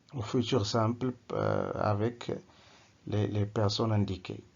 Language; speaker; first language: French; non-native, local second language; Arabic